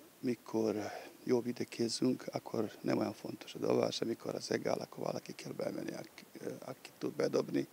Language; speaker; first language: Hungarian; non-native, learner; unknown